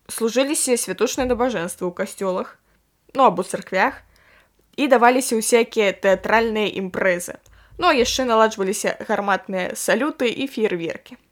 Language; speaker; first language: Belarusian; non-native, local second language; Russian